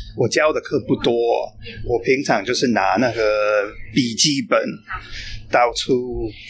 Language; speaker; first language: Chinese; non-native, fluent; English